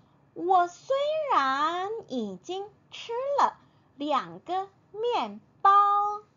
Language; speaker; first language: Chinese; non-native, fluent; Korean